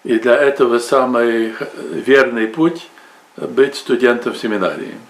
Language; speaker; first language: Russian; early bilingual, heritage; Russian